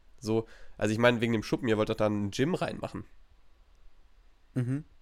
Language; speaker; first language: German; native; German